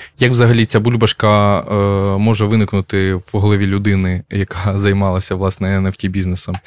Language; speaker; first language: Ukrainian; native; Ukrainian